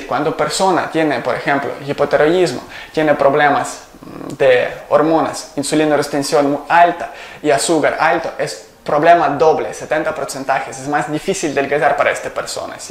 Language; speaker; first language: Spanish; non-native, learner; Ukrainian